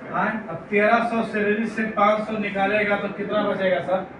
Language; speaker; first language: Hindi; non-native, learner; Nepali